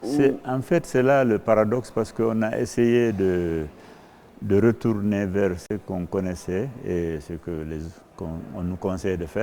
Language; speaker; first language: French; non-native, local second language; Fula